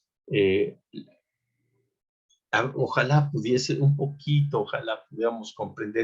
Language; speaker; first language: Spanish; native; Spanish